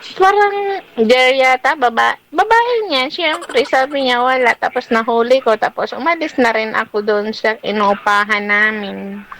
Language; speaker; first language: Filipino; native; Filipino